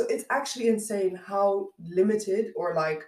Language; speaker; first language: English; non-native, local second language; Dutch